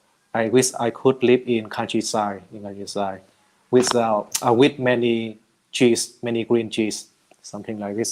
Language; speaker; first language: English; non-native, learner; Vietnamese